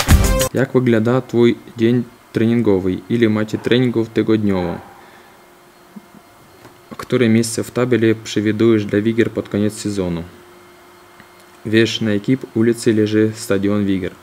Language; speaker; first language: Polish; non-native, fluent; Ukrainian